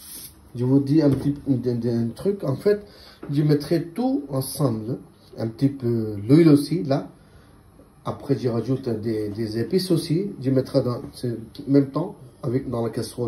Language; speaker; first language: French; non-native, learner; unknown